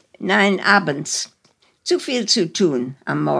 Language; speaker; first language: German; early bilingual, heritage; German